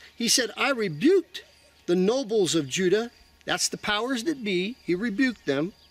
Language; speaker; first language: English; native; English